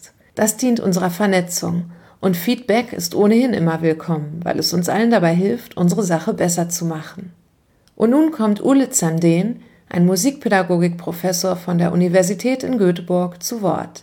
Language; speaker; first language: German; native; German